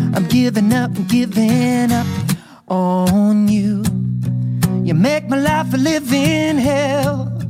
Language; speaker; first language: English; native; English